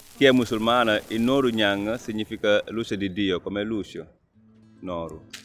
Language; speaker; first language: Italian; non-native, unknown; Wolof